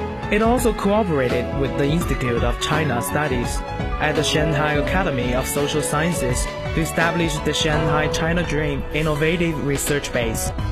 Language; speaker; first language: English; non-native, fluent; Chinese